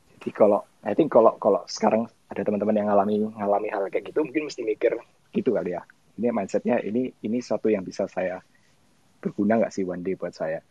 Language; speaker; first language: Indonesian; native; Indonesian